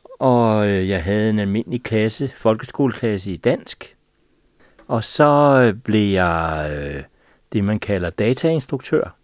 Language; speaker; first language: Danish; native; Danish